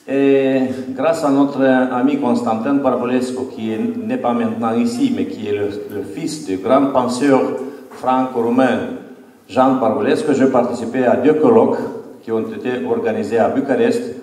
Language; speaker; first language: French; non-native, fluent; Romanian